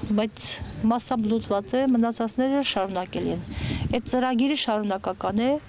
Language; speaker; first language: Armenian; native; Armenian